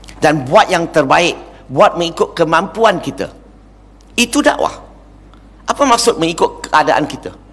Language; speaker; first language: Malay; non-native, local second language; Chinese